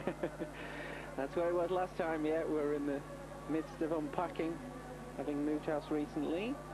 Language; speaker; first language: English; native; English